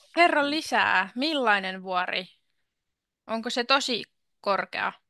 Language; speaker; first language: Finnish; native; Finnish